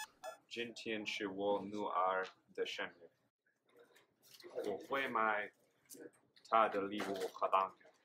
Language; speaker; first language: Chinese; non-native, learner; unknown